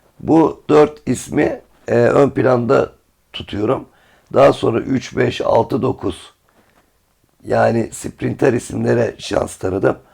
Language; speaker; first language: Turkish; native; Turkish